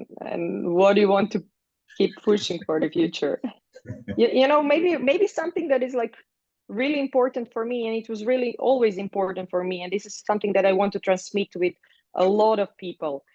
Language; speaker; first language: English; non-native, fluent; Croatian